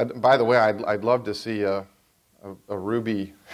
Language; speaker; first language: English; native; English